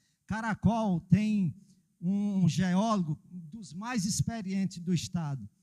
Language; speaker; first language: Portuguese; native; Portuguese